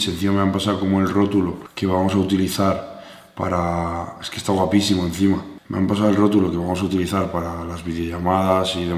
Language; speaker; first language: Spanish; native; Spanish